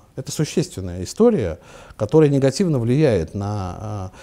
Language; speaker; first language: Russian; native; Russian